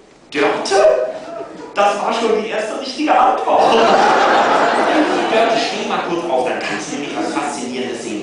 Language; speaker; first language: German; native; German